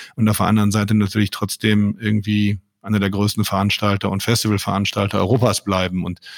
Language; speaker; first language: German; native; German